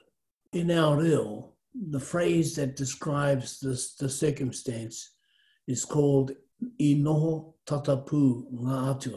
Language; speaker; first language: English; native; English